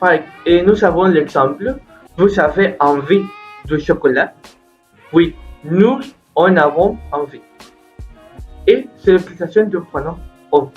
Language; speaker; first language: French; non-native, learner; Spanish